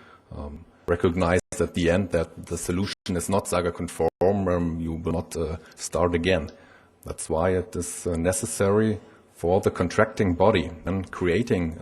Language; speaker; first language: English; non-native, fluent; German